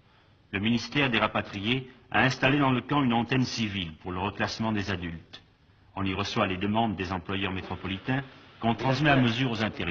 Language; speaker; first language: French; native; French